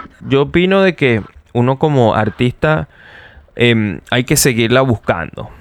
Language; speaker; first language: Spanish; native; Spanish